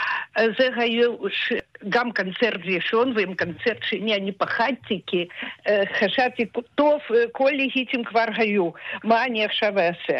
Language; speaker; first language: Hebrew; non-native, fluent; Russian